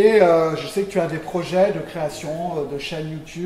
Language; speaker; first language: French; native; French